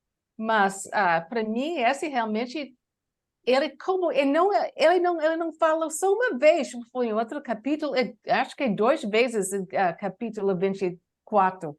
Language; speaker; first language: Portuguese; non-native, learner; English